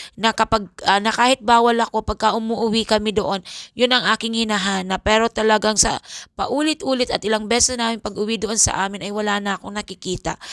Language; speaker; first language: Filipino; non-native, local second language; Bikol